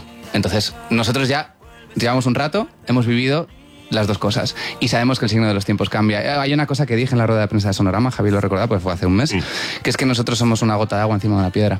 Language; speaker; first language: Spanish; native; Spanish